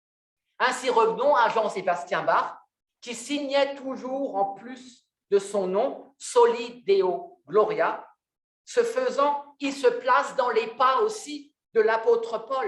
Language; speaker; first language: French; native; French